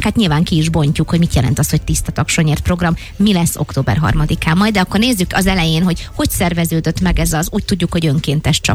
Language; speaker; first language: Hungarian; native; Hungarian